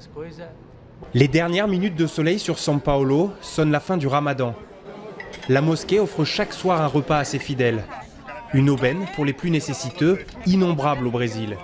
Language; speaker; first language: French; native; French